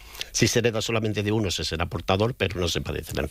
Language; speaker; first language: Spanish; native; Spanish